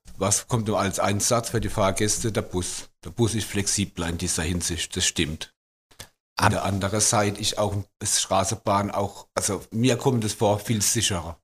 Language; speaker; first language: German; native; German